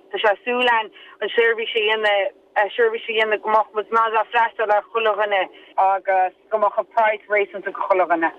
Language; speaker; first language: Irish; native; Irish